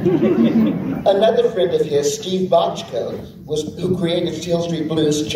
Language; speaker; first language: English; native; English